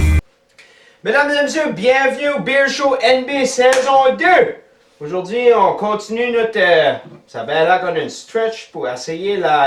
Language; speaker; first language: French; native; French